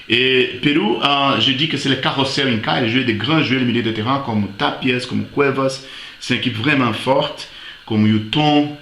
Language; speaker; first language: French; non-native, fluent; Portuguese